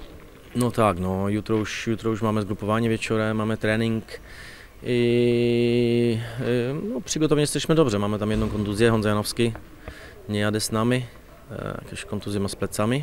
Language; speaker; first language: Polish; non-native, learner; Czech